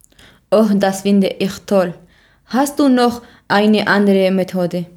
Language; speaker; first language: German; non-native, learner; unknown